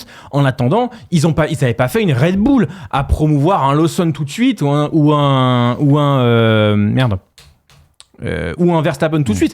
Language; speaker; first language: French; native; French